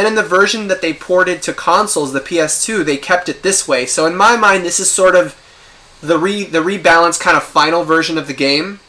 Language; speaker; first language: English; native; English